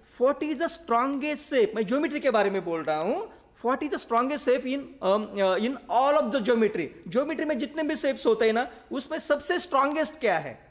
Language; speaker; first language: Hindi; non-native, local second language; Marathi